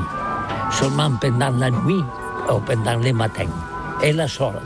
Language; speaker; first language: French; non-native, learner; Catalan